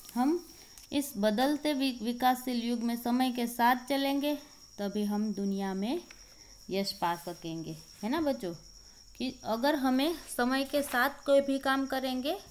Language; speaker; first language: Hindi; non-native, local second language; Gujarati